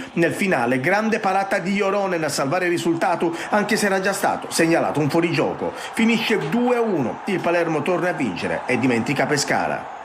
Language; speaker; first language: Italian; native; Italian